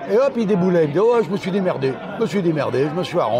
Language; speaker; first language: French; native; French